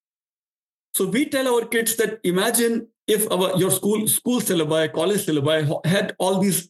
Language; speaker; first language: English; non-native, local second language; Marwari